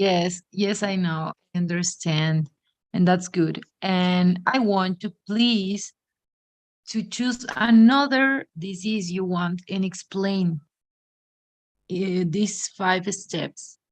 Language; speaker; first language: English; non-native, fluent; Spanish